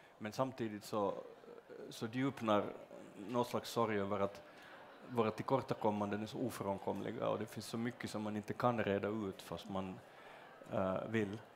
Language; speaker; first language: Swedish; native; Swedish